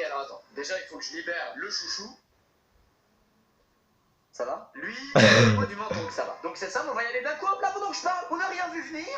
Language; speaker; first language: French; native; French